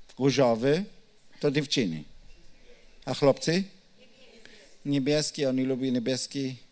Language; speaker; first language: Polish; non-native, learner; Hebrew